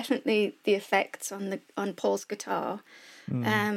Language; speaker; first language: English; native; English